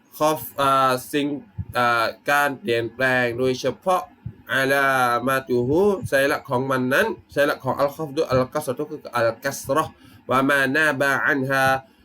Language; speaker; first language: Thai; non-native, local second language; Malay